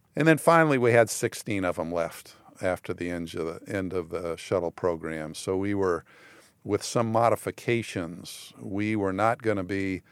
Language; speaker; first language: English; native; English